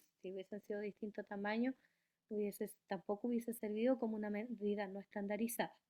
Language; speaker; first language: Spanish; native; Spanish